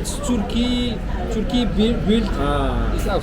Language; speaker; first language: English; non-native, learner; French